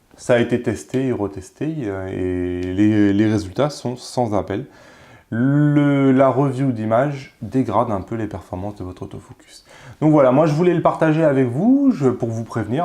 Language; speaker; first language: French; native; French